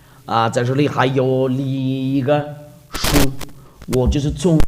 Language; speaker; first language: Chinese; non-native, fluent; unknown